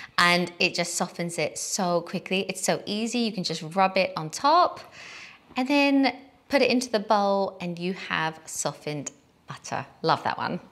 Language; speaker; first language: English; native; English